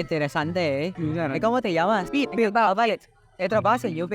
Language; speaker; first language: Spanish; non-native, fluent; Filipino